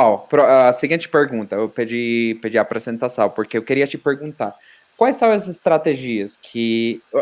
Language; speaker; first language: Portuguese; non-native, fluent; Spanish